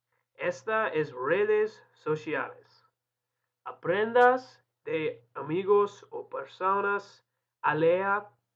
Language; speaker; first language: Spanish; non-native, learner; English